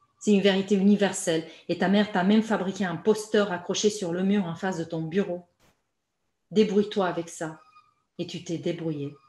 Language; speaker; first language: French; non-native, fluent; Romanian